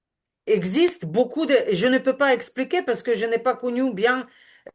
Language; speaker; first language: French; non-native, learner; Ukrainian